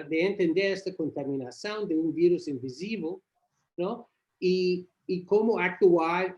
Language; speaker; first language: Portuguese; non-native, learner; English